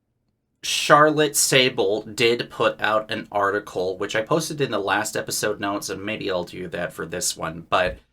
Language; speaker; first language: English; native; English